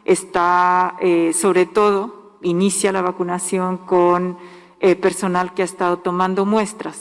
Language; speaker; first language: Spanish; native; Spanish